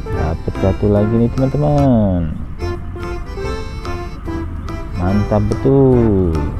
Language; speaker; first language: Indonesian; native; Indonesian